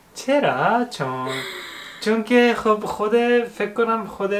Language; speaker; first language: Persian; non-native, fluent; Japanese